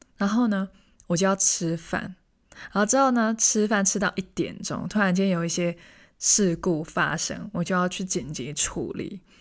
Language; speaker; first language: Chinese; non-native, local second language; Cantonese